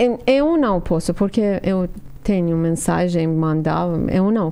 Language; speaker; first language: Portuguese; non-native, learner; Persian